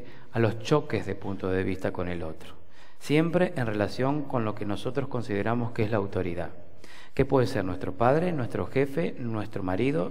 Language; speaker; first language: Spanish; native; Spanish